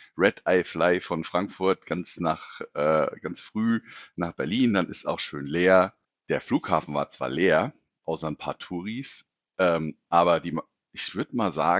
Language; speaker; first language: German; native; German